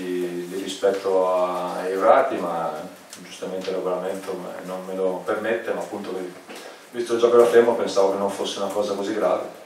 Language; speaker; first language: Italian; native; Italian